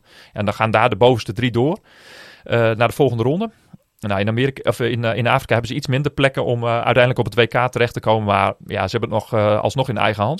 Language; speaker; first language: Dutch; native; Dutch